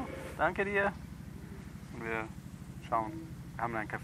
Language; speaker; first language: German; non-native, fluent; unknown